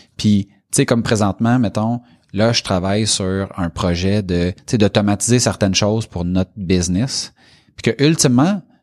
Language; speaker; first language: French; native; French